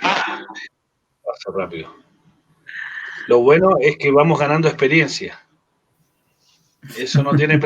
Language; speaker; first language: Spanish; native; Spanish